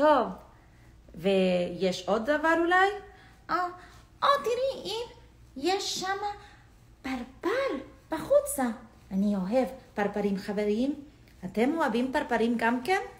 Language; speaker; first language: Hebrew; non-native, fluent; English